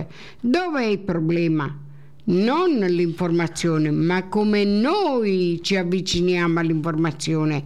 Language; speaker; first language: Italian; native; Italian